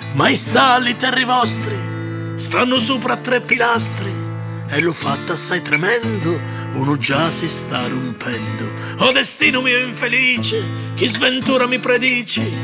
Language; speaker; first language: Italian; native; Italian